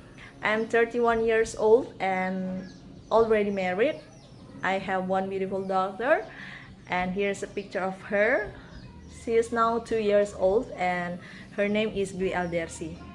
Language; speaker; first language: English; non-native, learner; Indonesian